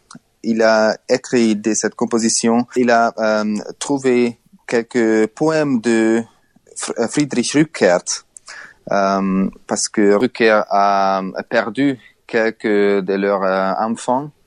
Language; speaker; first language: French; non-native, learner; Hungarian